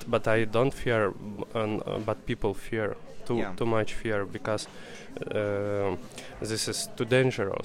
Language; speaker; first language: English; non-native, learner; Russian